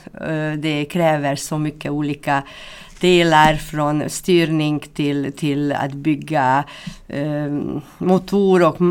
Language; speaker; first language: Swedish; non-native, fluent; Hungarian